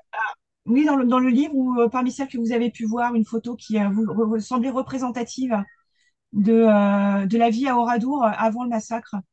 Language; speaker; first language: French; native; French